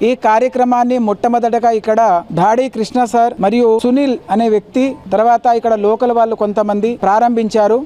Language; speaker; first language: Telugu; non-native, local second language; Lambadi